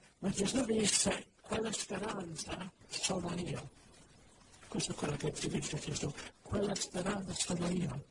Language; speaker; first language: Italian; non-native, fluent; English